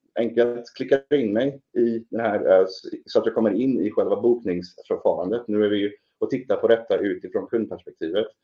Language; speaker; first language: Swedish; native; Swedish